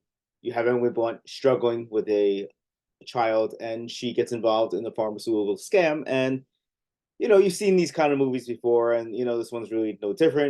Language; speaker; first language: English; native; English